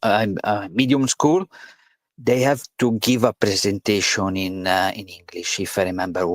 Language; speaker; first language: English; non-native, learner; Italian